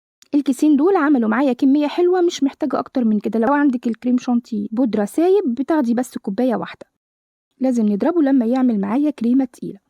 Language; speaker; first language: Arabic; native; Arabic